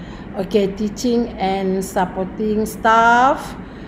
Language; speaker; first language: English; non-native, local second language; Malay